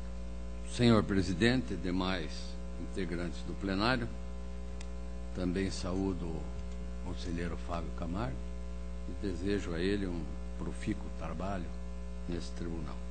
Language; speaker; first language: Portuguese; native; Portuguese